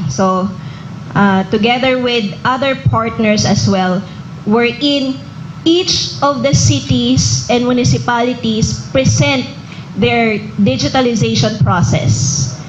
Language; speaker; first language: English; non-native, local second language; Filipino